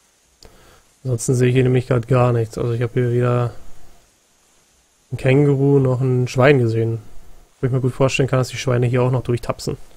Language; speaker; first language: German; native; German